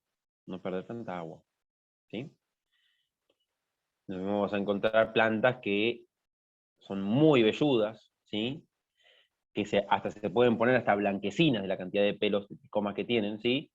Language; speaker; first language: Spanish; native; Spanish